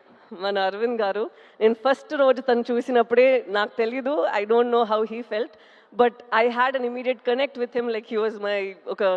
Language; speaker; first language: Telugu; non-native, fluent; Tamil